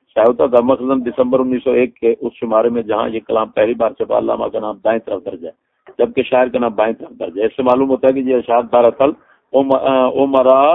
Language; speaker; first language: Urdu; non-native, local second language; Punjabi